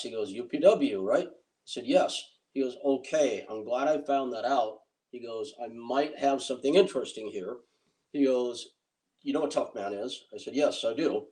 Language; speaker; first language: English; native; English